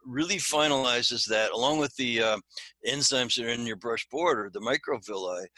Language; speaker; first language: English; native; English